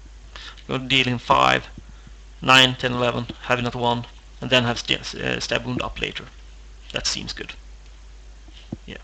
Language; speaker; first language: English; non-native, fluent; Swedish